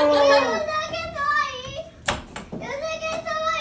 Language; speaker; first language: Spanish; early bilingual, other home language; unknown